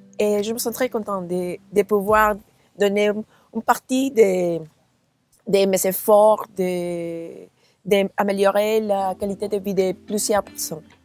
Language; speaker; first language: French; non-native, learner; Spanish